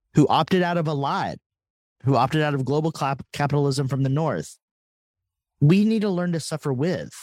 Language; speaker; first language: English; native; English